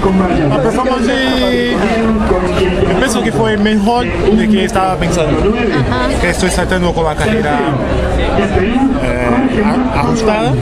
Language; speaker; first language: Spanish; non-native, learner; Portuguese